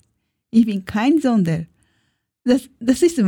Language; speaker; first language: German; non-native, learner; Japanese